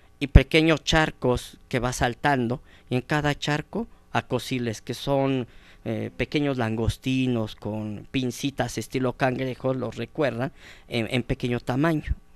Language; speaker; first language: Spanish; native; Spanish